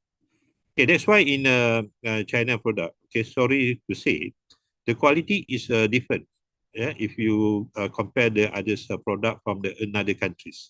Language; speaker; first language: English; non-native, local second language; Malay